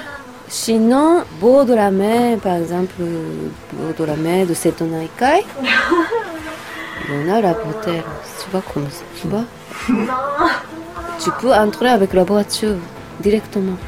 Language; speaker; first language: French; non-native, learner; Japanese